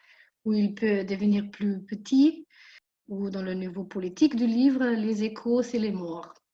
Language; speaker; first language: French; non-native, fluent; German